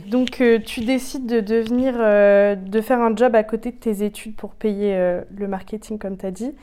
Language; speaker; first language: French; native; French